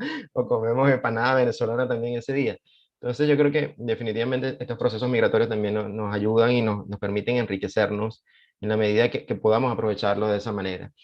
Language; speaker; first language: Spanish; native; Spanish